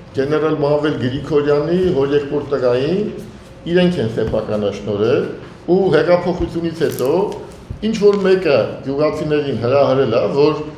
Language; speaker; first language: Armenian; native; Armenian